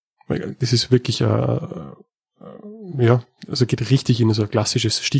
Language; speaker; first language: German; native; German